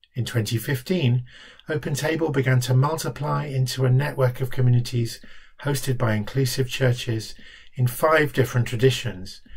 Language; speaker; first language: English; native; English